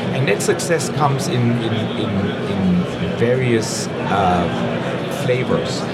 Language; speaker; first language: English; non-native, fluent; German